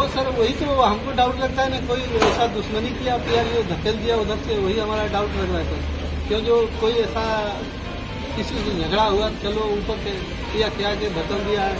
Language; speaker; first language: Hindi; non-native, local second language; Bhojpuri